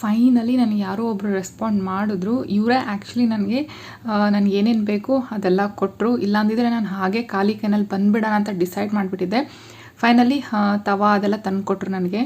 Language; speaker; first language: Kannada; native; Kannada